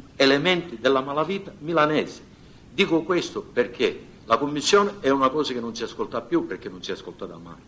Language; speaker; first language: Italian; native; Italian